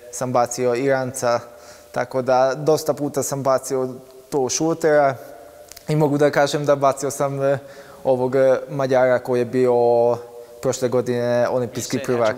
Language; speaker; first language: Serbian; non-native, local second language; Hungarian